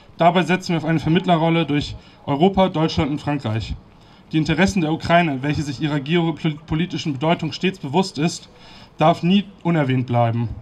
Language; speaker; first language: German; native; German